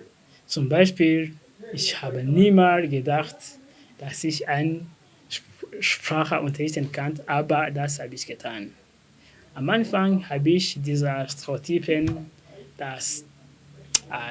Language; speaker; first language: German; non-native, fluent; Kinyarwanda